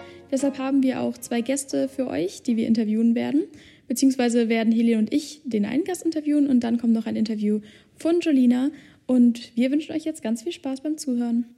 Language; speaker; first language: German; native; German